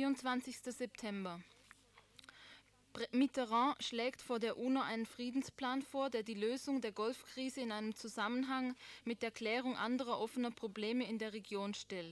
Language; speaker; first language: German; native; German